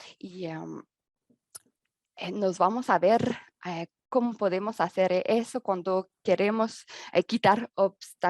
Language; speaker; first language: Spanish; non-native, learner; French